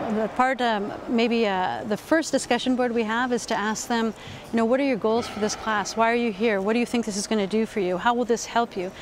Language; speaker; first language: English; native; English